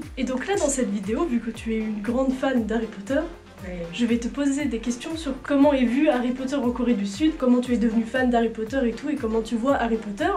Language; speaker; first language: French; native; French